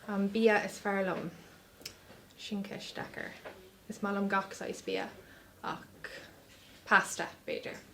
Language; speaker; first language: Irish; non-native, local second language; English